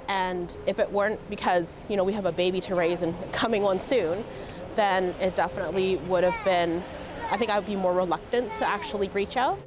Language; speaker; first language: English; native; English